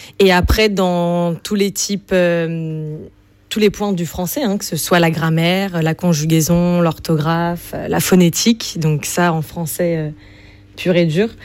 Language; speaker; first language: French; native; French